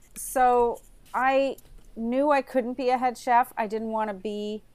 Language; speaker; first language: English; native; English